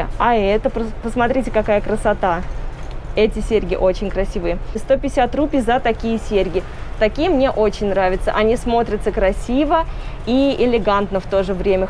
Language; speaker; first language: Russian; native; Russian